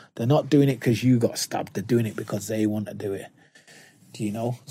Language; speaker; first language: English; native; English